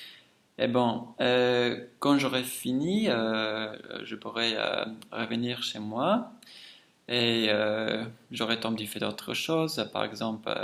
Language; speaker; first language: French; non-native, fluent; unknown